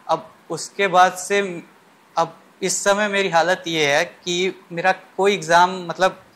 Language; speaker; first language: Hindi; native; Hindi